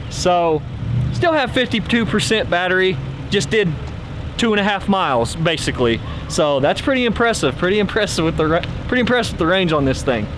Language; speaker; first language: English; native; English